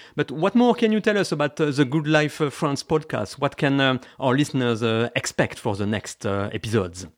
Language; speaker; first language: English; non-native, fluent; French